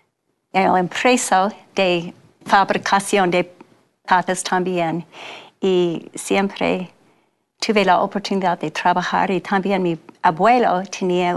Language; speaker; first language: Spanish; non-native, learner; English